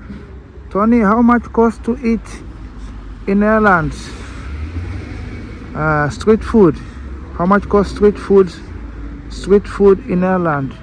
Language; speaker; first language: English; non-native, learner; Portuguese